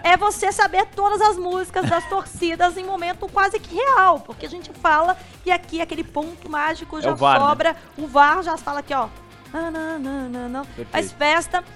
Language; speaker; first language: Portuguese; native; Portuguese